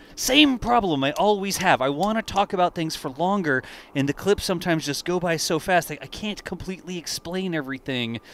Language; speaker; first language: English; native; English